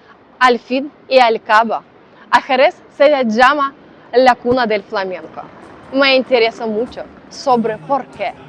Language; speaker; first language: Spanish; non-native, fluent; Ukrainian